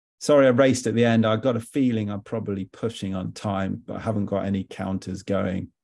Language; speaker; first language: English; native; English